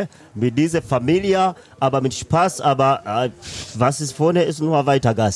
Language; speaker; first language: German; non-native, learner; Swahili